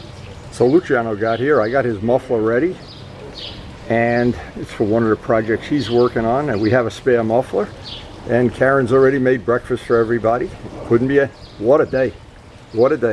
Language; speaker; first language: English; native; English